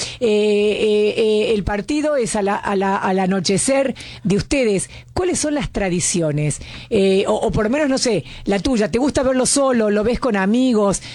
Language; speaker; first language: Spanish; native; Spanish